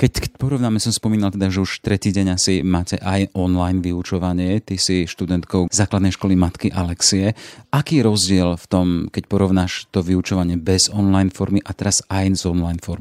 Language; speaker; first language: Slovak; native; Slovak